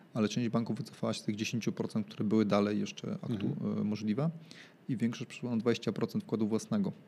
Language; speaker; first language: Polish; native; Polish